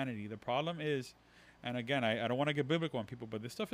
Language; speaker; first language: English; early bilingual, other home language; Spanish